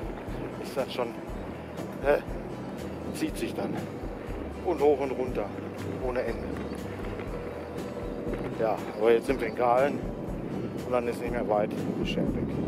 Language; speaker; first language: German; native; German